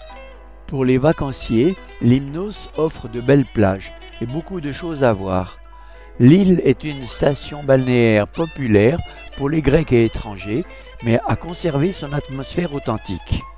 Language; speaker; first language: French; native; French